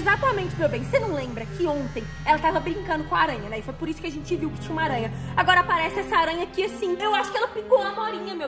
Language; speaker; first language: Portuguese; native; Portuguese